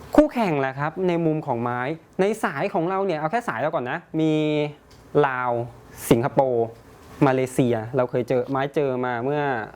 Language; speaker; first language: Thai; native; Thai